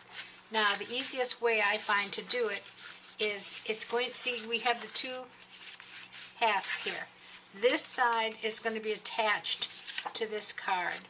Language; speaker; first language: English; native; English